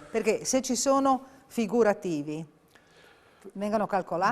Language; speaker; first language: Italian; native; Italian